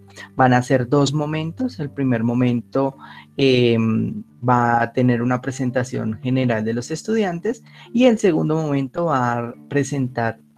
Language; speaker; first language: Spanish; native; Spanish